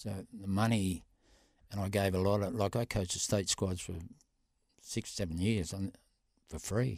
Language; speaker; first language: English; native; English